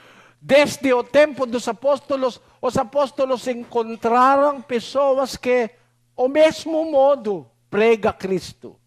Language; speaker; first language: Portuguese; non-native, learner; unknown